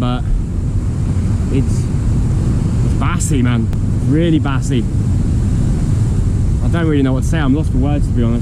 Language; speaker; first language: English; native; English